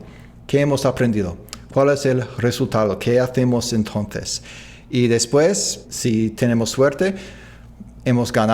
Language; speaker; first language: Spanish; non-native, fluent; English